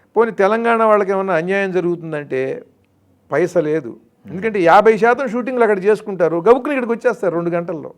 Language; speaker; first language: Telugu; native; Telugu